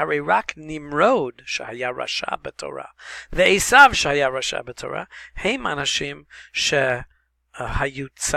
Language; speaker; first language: Hebrew; non-native, fluent; English